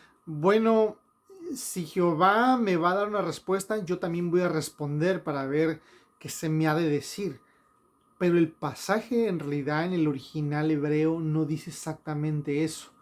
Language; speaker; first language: Spanish; native; Spanish